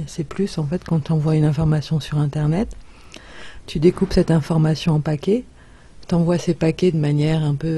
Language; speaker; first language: French; native; French